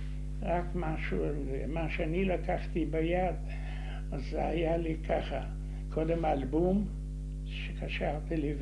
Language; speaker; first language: Hebrew; non-native, fluent; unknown